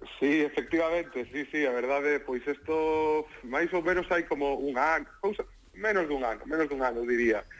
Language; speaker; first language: Galician; non-native, local second language; Spanish